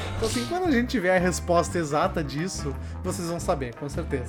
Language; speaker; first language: Portuguese; native; Portuguese